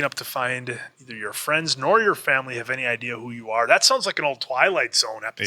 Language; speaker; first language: English; native; English